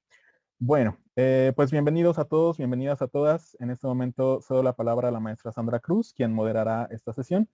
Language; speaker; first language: Spanish; native; Spanish